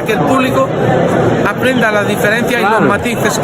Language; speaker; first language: Spanish; native; Spanish